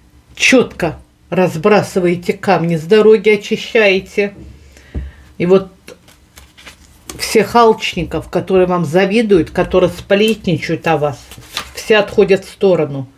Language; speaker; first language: Russian; native; Russian